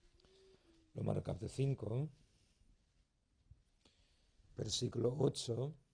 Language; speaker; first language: Spanish; non-native, learner; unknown